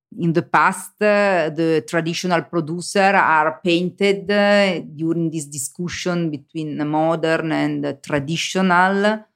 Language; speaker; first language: English; non-native, learner; Italian